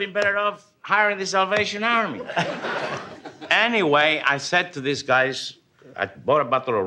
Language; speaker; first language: English; non-native, fluent; Spanish